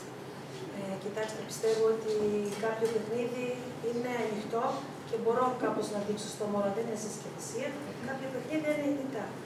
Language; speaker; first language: Greek; early bilingual, other home language; Russian